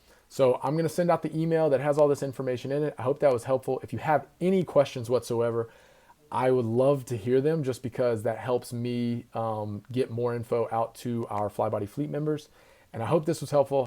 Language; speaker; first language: English; native; English